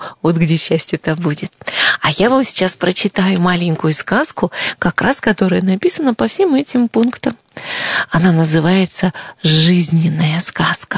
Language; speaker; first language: Russian; native; Russian